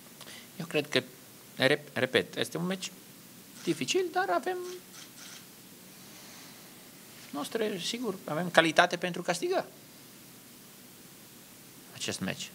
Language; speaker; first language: Romanian; non-native, learner; Italian